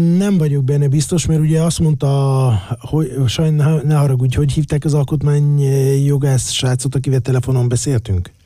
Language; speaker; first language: Hungarian; native; Hungarian